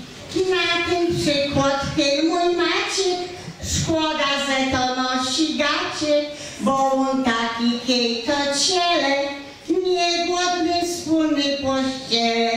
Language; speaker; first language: Polish; native; Polish